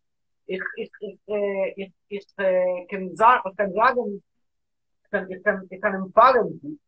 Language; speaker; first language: German; non-native, learner; Hebrew